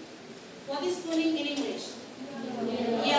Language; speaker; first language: English; non-native, fluent; Indonesian